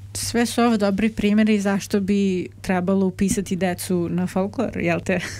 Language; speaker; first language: Serbian; native; Serbian